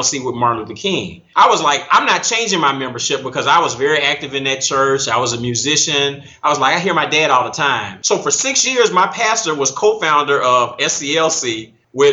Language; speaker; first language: English; native; English